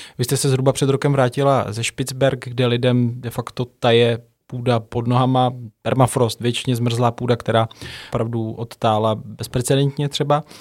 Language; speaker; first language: Czech; native; Czech